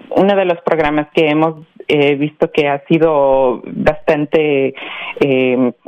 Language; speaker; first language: Spanish; early bilingual, heritage; Spanish